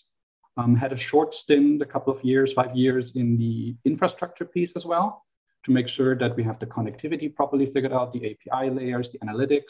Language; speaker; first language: English; non-native, fluent; German